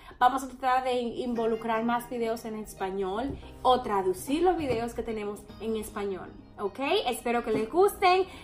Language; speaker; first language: Spanish; early bilingual, heritage; Spanish